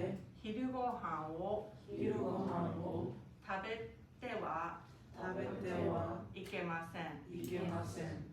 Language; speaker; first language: Japanese; non-native, fluent; English